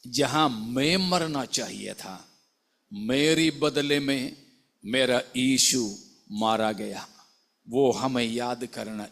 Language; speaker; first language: Hindi; non-native, local second language; Malayalam